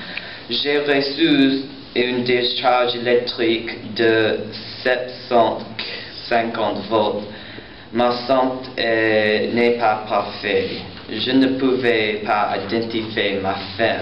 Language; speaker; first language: French; non-native, learner; English